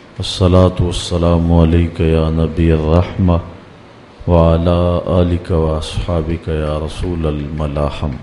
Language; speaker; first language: Urdu; native; Urdu